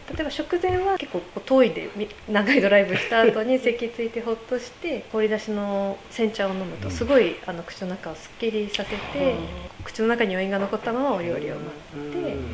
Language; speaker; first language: Japanese; native; Japanese